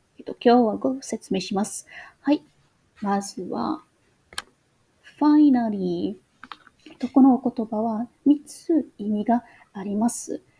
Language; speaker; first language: Japanese; non-native, learner; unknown